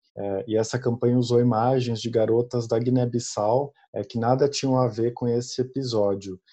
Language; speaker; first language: Portuguese; native; Portuguese